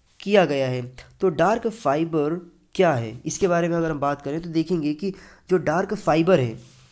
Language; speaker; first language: Hindi; native; Hindi